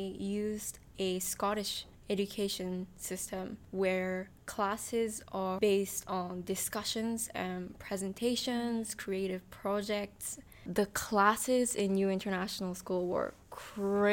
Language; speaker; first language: English; non-native, fluent; Japanese